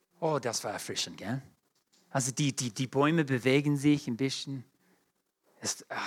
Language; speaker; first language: German; non-native, fluent; English